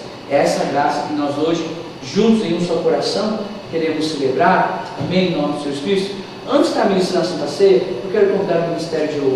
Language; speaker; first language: Portuguese; native; Portuguese